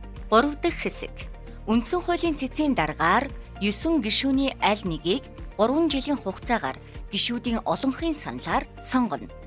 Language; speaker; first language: Mongolian; native; Mongolian